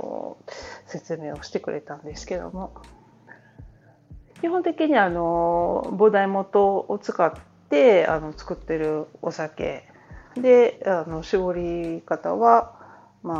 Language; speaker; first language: Japanese; native; Japanese